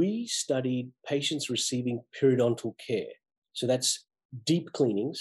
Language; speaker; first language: English; native; English